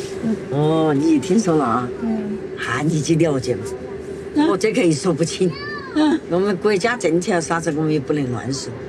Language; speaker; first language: Chinese; native; Chinese